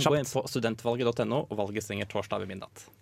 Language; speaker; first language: Norwegian; native; Norwegian